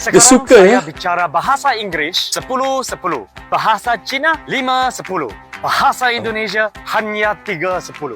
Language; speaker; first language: Indonesian; non-native, learner; English